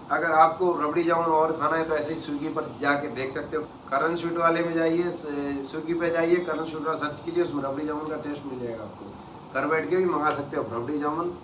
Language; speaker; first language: Hindi; non-native, local second language; Kannada